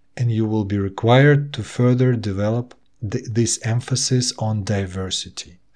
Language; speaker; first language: English; non-native, fluent; Russian